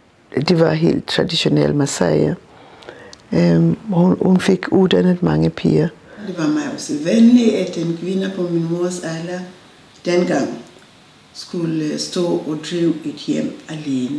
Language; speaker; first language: Danish; non-native, local second language; Masai